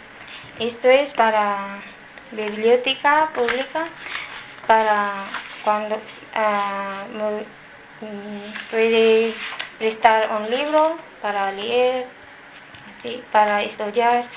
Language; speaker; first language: Spanish; non-native, learner; Filipino